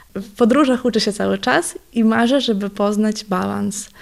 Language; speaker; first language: Polish; non-native, fluent; Ukrainian